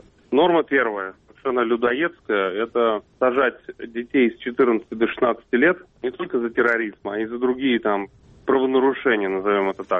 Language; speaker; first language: Russian; native; Russian